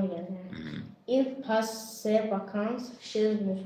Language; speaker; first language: French; non-native, learner; Azerbaijani